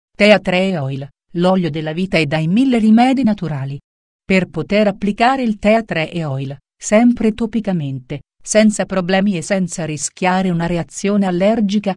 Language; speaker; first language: Italian; native; Italian